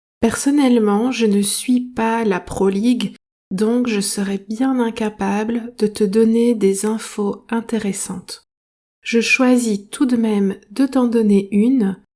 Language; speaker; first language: French; native; French